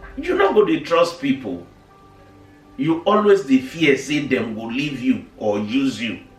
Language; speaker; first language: Nigerian Pidgin; non-native, local second language; Bini